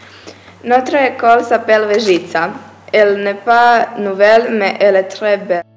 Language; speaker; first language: French; non-native, learner; Croatian